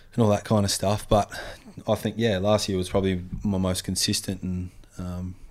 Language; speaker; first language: English; native; English